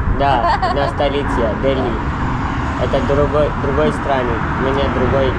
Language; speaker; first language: Russian; non-native, learner; Malayalam